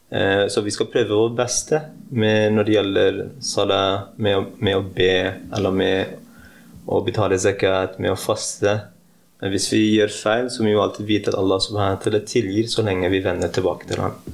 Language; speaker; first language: Norwegian; early bilingual, heritage; Norwegian